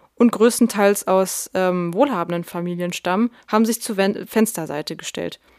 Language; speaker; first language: German; early bilingual, other home language; Russian